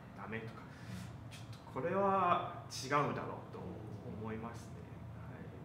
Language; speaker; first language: Japanese; non-native, fluent; Chinese